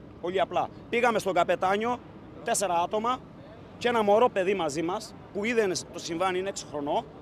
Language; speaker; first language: Greek; non-native, fluent; Albanian